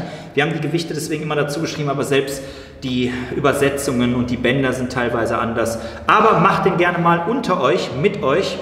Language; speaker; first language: German; native; German